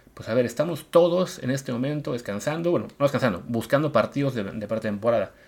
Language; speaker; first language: Spanish; native; Spanish